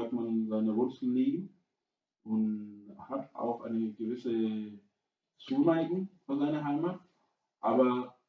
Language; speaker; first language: German; non-native, fluent; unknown